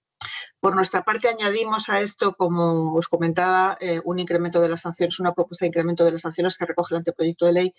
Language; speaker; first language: Spanish; native; Spanish